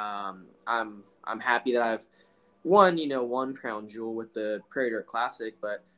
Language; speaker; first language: English; native; English